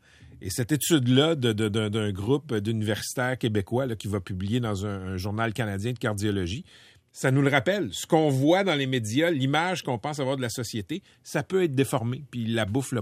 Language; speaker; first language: French; native; French